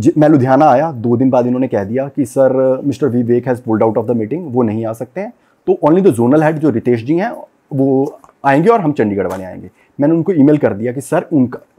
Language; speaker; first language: Hindi; non-native, local second language; Punjabi